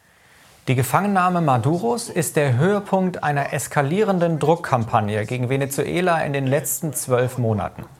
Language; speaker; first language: German; native; German